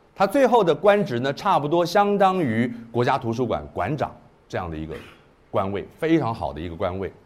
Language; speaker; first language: Chinese; native; Chinese